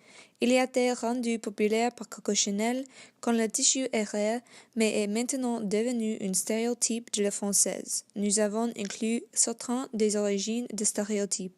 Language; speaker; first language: French; non-native, learner; English